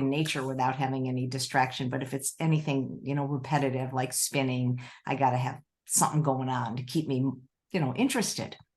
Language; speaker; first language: English; native; English